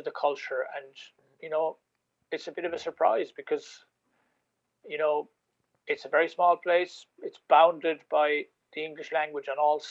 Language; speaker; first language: English; native; English